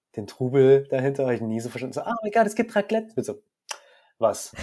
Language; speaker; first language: German; native; German